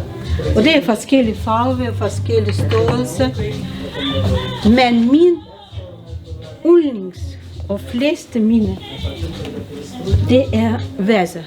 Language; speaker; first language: Danish; non-native, learner; Russian